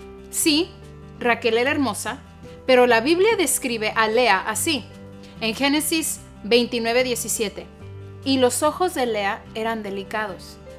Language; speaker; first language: Spanish; early bilingual, heritage; Spanish